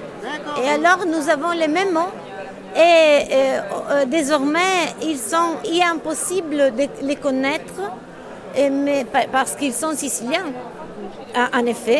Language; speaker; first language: French; non-native, fluent; Italian